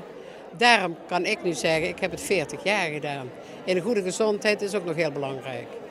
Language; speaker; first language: Dutch; native; Dutch